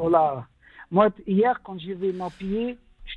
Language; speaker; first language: French; non-native, local second language; Arabic